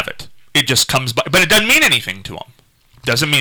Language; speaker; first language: English; native; English